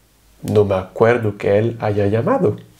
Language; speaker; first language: Spanish; non-native, fluent; French